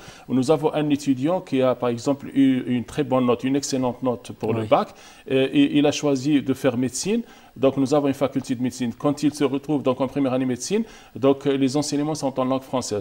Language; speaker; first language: French; non-native, local second language; Arabic